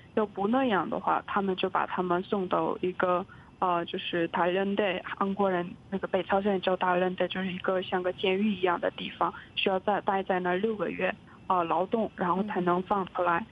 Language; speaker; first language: Chinese; non-native, fluent; Korean